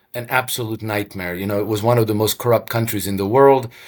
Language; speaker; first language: English; non-native, fluent; Croatian